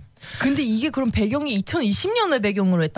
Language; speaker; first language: Korean; native; Korean